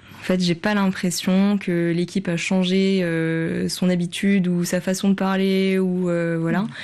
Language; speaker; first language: French; native; French